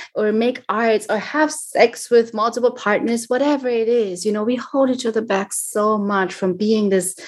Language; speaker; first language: English; non-native, fluent; German